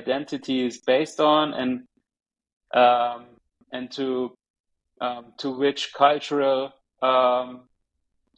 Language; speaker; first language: English; non-native, fluent; German